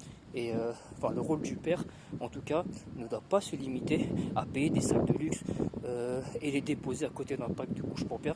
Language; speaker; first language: French; native; French